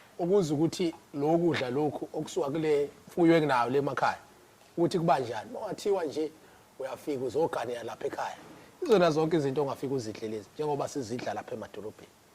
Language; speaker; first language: Zulu; native; Zulu